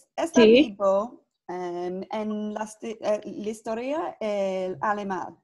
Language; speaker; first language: Spanish; non-native, learner; English